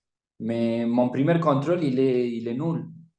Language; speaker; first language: French; non-native, fluent; Spanish